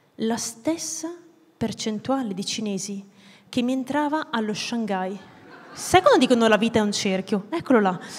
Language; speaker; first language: Italian; native; Italian